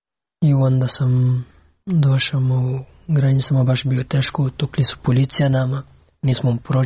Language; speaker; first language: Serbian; non-native, learner; Pashto